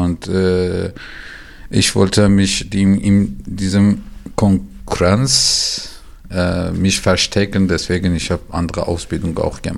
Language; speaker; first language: German; non-native, learner; Turkish